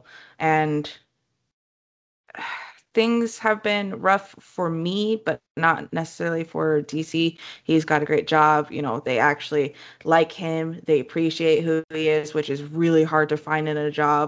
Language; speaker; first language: English; native; English